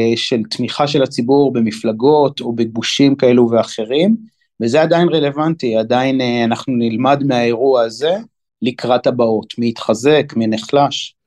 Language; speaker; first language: Hebrew; native; Hebrew